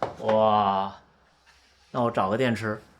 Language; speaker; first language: Chinese; native; Chinese